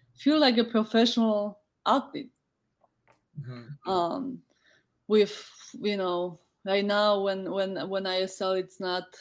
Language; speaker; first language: English; non-native, fluent; Polish